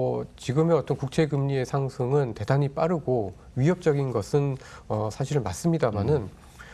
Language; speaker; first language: Korean; native; Korean